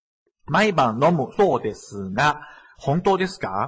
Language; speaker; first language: Japanese; non-native, fluent; Chinese